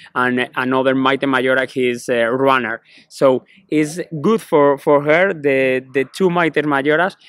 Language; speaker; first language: English; non-native, fluent; Spanish